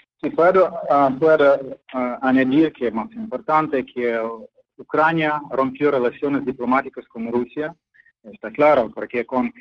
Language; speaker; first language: Spanish; non-native, fluent; Ukrainian